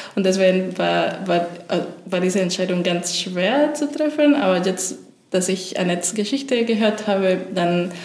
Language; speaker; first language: German; non-native, fluent; Spanish